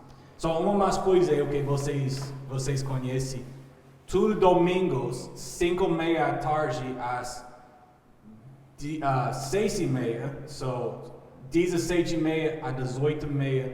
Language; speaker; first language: Portuguese; non-native, learner; English